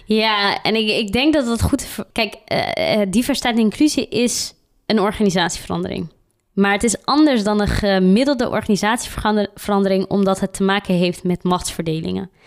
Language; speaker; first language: Dutch; early bilingual, other home language; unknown